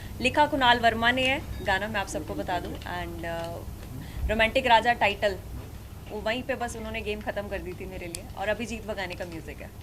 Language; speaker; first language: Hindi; non-native, local second language; Punjabi